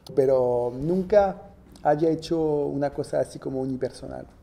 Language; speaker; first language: Spanish; non-native, fluent; French